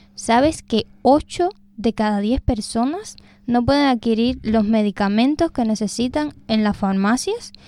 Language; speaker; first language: Spanish; native; Spanish